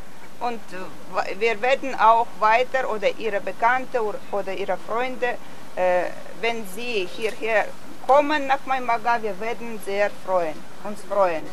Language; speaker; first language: German; non-native, fluent; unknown